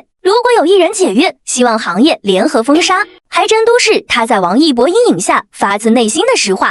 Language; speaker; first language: Chinese; native; Chinese